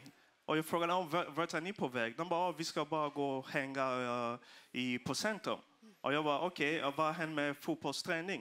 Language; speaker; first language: Swedish; non-native, fluent; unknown